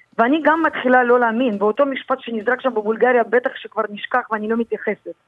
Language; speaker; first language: Hebrew; early bilingual, other home language; Russian